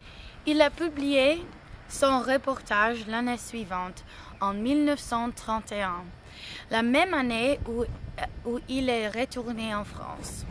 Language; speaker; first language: French; non-native, learner; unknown